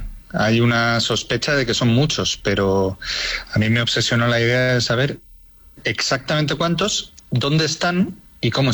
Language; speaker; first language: Spanish; native; Spanish